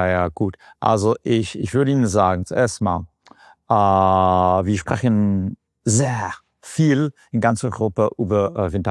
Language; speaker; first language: German; non-native, fluent; English